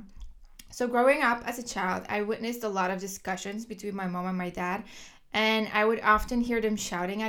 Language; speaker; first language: English; non-native, fluent; Dutch